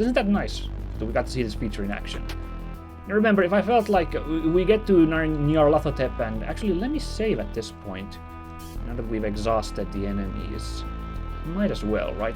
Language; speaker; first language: English; native; English